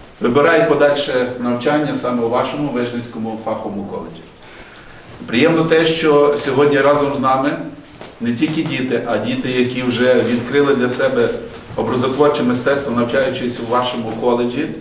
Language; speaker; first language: Ukrainian; native; Ukrainian